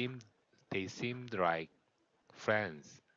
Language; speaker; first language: English; non-native, learner; Korean